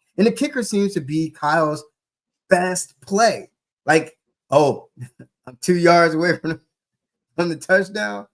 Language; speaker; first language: English; native; English